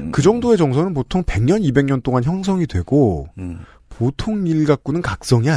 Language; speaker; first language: Korean; native; Korean